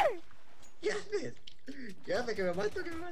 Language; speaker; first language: Spanish; native; Spanish